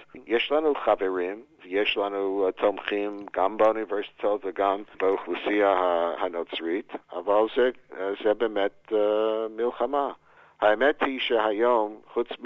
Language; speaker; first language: Hebrew; non-native, fluent; English